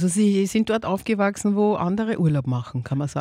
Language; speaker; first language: German; native; German